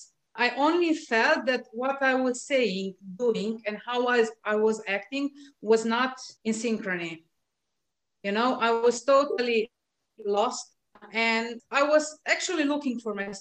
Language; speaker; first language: English; non-native, fluent; Slovenian